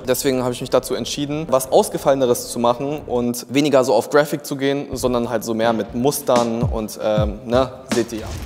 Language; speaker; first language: German; early bilingual, other home language; Vietnamese